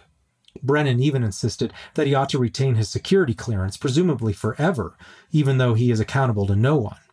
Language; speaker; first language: English; native; English